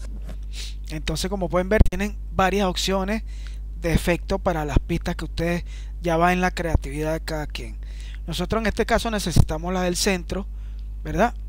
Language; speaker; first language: Spanish; native; Spanish